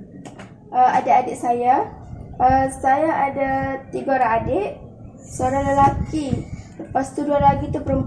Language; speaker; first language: Malay; native; Malay